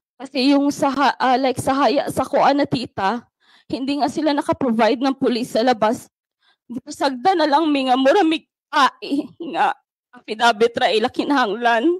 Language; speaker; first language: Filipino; non-native, local second language; Cebuano